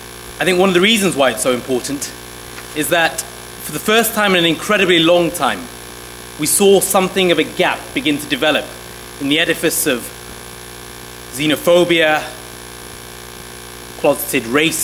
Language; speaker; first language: English; native; English